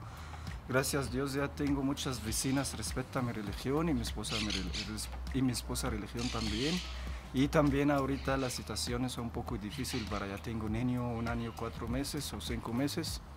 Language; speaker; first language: Spanish; non-native, learner; Arabic